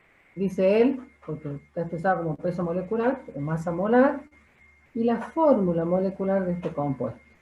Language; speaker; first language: Spanish; native; Spanish